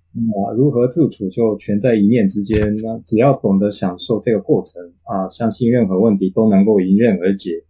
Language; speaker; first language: Chinese; non-native, fluent; Japanese